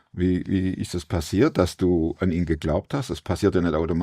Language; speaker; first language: German; native; German